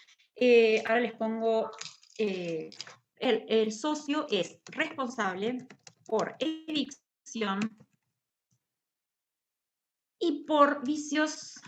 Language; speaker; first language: Spanish; native; Spanish